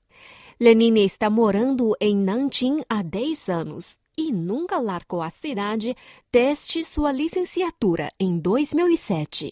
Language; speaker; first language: Portuguese; non-native, fluent; Chinese